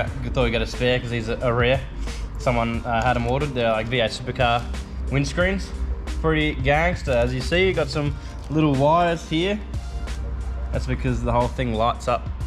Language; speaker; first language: English; native; English